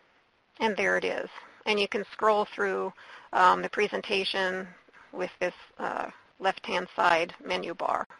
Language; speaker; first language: English; native; English